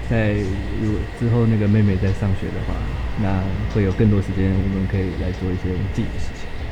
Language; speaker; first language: Chinese; native; Chinese